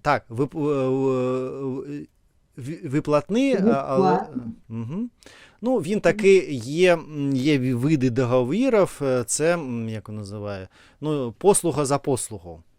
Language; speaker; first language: Ukrainian; non-native, learner; Russian